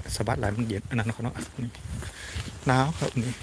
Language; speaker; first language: Thai; native; Thai